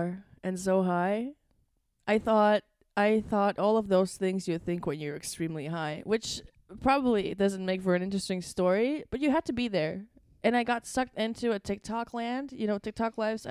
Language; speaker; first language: English; non-native, fluent; Latvian